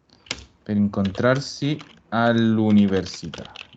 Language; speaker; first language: Italian; non-native, fluent; Spanish